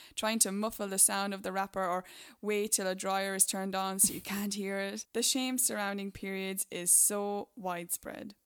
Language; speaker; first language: English; native; English